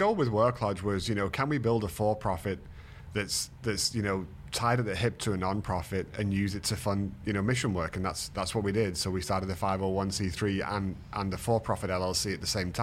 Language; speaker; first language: English; native; English